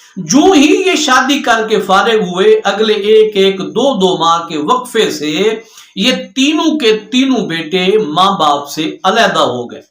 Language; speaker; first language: Urdu; non-native, local second language; Punjabi